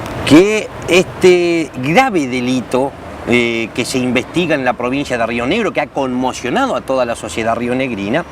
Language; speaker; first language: Spanish; native; Spanish